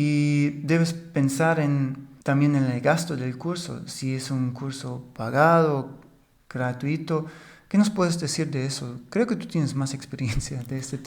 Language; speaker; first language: Spanish; non-native, fluent; German